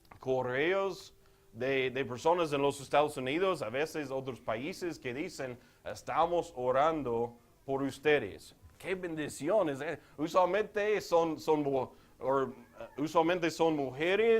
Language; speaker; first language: Spanish; non-native, fluent; English